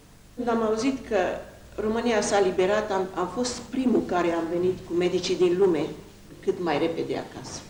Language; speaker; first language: Romanian; non-native, local second language; Hungarian